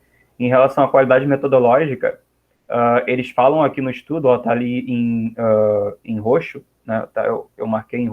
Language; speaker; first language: Portuguese; native; Portuguese